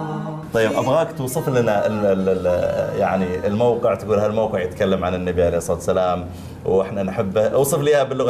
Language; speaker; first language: Arabic; native; Arabic